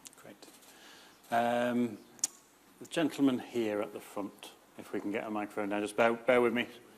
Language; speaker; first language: English; native; English